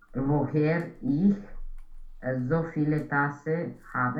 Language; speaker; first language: German; non-native, learner; Romanian